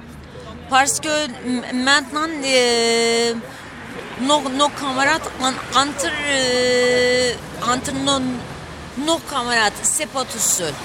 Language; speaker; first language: French; non-native, learner; Turkish